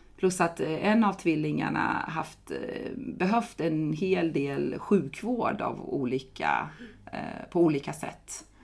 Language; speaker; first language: Swedish; non-native, fluent; Persian